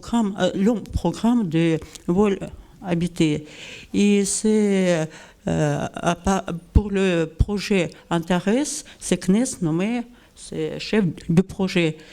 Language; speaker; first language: French; non-native, learner; Russian